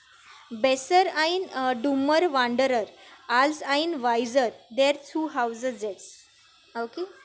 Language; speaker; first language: German; non-native, learner; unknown